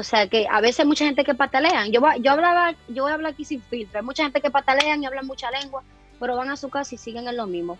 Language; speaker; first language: Spanish; early bilingual, heritage; Spanish